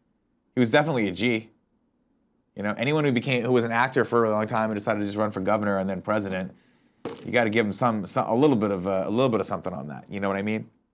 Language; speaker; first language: English; native; English